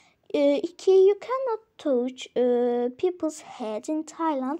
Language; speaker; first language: English; non-native, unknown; Azerbaijani